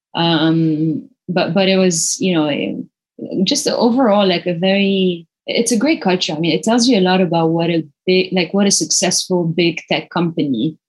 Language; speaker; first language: English; non-native, fluent; Arabic